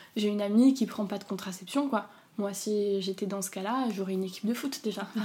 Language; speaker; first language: French; native; French